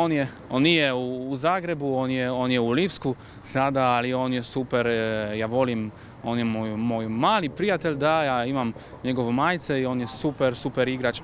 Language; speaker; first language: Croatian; non-native, learner; Polish